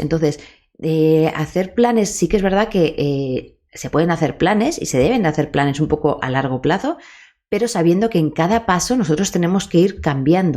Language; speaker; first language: Spanish; native; Spanish